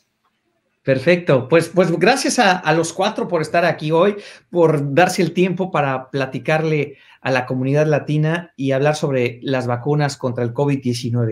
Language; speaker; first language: Spanish; native; Spanish